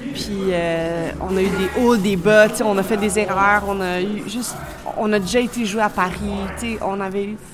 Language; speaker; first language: French; native; French